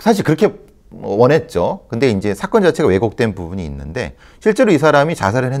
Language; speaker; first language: Korean; native; Korean